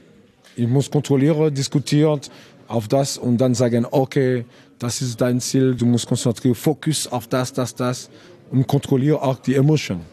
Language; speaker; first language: German; non-native, learner; French